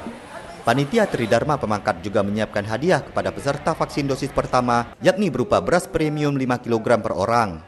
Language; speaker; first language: Indonesian; native; Indonesian